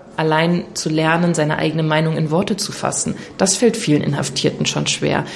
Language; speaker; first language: German; native; German